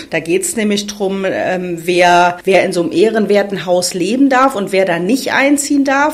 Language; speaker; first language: German; native; German